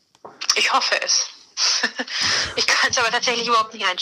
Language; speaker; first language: German; native; German